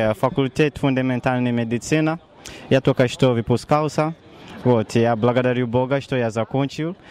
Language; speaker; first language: Russian; non-native, fluent; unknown